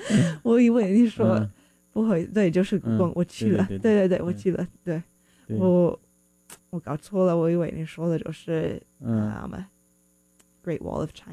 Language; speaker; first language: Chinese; non-native, fluent; English